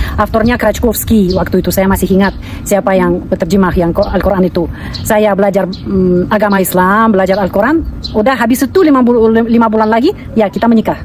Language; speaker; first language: Indonesian; non-native, fluent; Russian